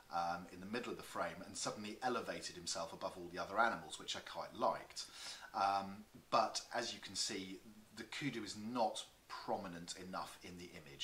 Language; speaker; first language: English; native; English